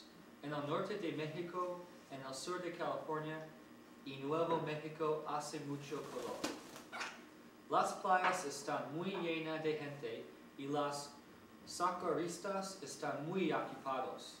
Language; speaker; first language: Spanish; non-native, learner; English